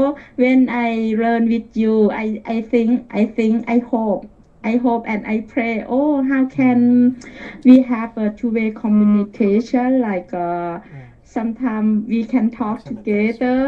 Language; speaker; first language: English; non-native, learner; Thai